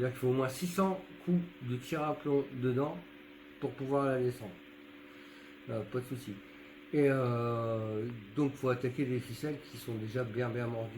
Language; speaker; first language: French; native; French